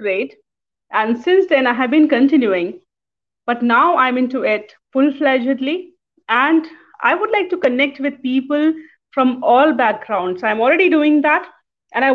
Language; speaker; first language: English; non-native, local second language; Hindi